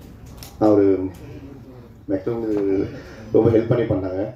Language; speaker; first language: Tamil; native; Tamil